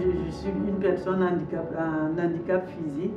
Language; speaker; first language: French; non-native, local second language; Mossi